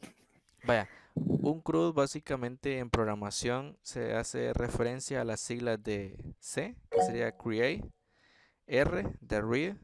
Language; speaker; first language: Spanish; native; Spanish